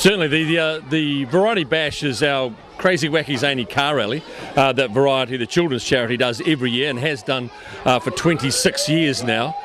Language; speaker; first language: English; native; English